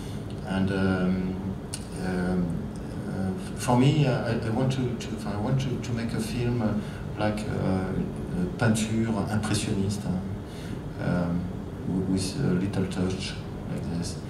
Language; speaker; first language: English; non-native, learner; French